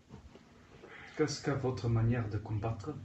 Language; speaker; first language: French; non-native, learner; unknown